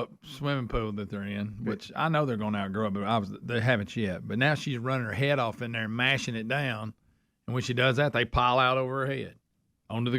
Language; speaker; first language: English; native; English